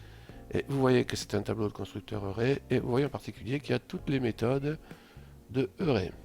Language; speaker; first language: French; native; French